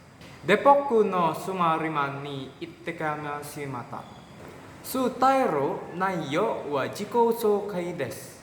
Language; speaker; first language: Japanese; non-native, learner; Indonesian